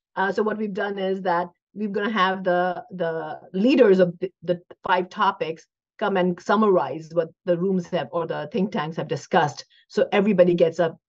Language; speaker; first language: English; non-native, local second language; Hindi